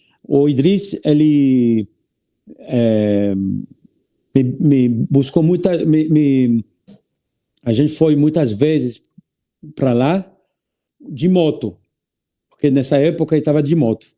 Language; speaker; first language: Portuguese; non-native, learner; French